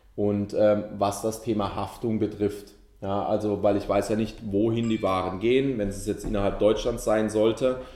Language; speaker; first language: German; native; German